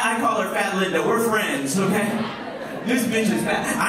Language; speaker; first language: English; native; English